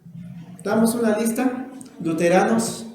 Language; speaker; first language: Spanish; native; Spanish